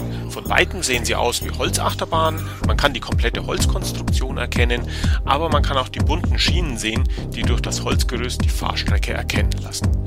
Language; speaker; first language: German; native; German